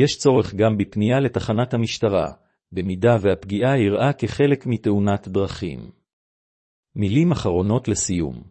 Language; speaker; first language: Hebrew; native; Hebrew